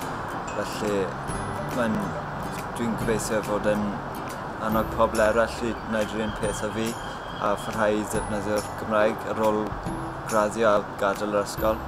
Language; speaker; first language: Welsh; non-native, local second language; English